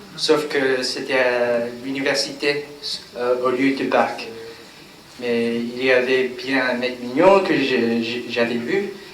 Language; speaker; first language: French; non-native, learner; English